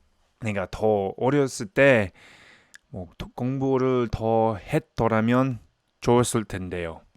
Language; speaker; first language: Korean; non-native, learner; English